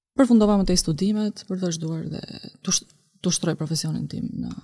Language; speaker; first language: Albanian; native; Albanian